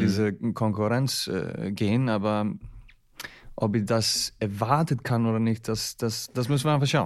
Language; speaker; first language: German; non-native, learner; Icelandic